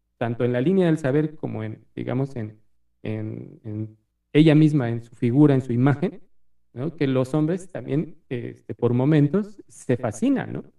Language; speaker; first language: Spanish; native; Spanish